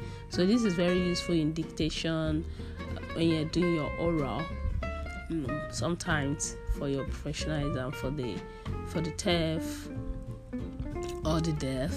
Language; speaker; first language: English; non-native, local second language; Yoruba